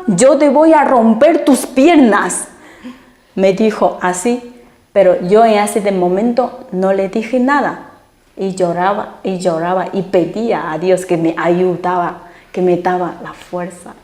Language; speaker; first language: Spanish; non-native, fluent; Chinese